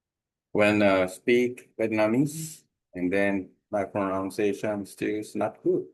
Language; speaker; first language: English; non-native, learner; Korean